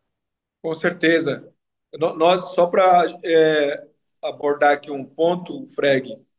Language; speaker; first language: Portuguese; non-native, local second language; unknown